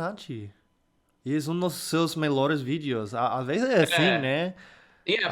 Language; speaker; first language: Portuguese; non-native, fluent; English